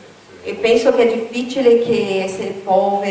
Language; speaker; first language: Italian; non-native, learner; Portuguese